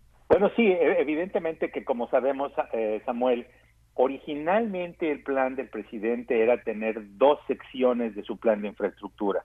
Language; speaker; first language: Spanish; native; Spanish